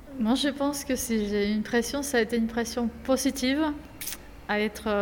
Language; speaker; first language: French; non-native, fluent; Spanish